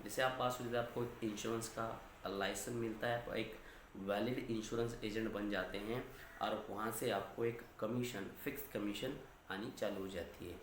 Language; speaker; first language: Hindi; non-native, local second language; Marathi